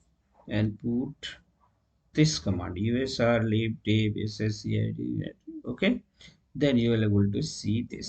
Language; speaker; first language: English; non-native, local second language; Hindi